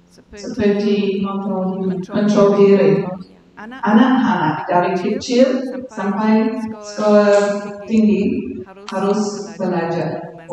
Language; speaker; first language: Indonesian; non-native, learner; English